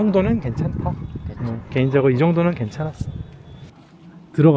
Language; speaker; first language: Korean; native; Korean